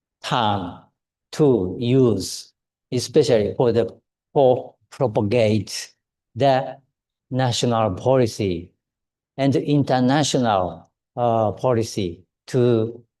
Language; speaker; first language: English; non-native, fluent; Japanese